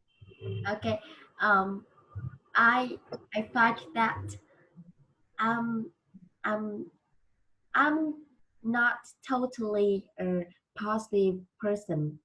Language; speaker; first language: English; non-native, learner; Vietnamese